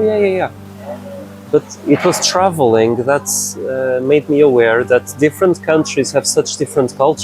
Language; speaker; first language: English; non-native, fluent; Portuguese